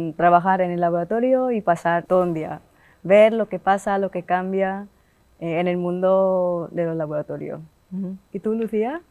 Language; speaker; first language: Spanish; non-native, fluent; Vietnamese